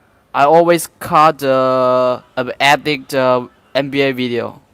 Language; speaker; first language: English; non-native, learner; Chinese